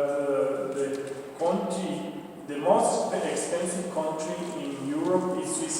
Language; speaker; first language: English; non-native, learner; Spanish